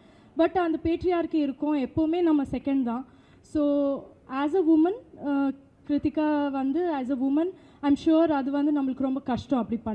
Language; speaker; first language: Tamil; non-native, local second language; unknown